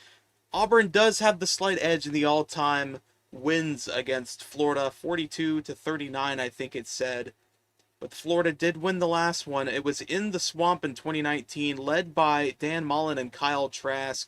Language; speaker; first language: English; native; English